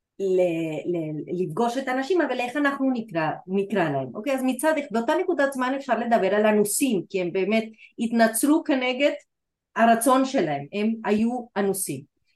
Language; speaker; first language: Hebrew; non-native, fluent; Spanish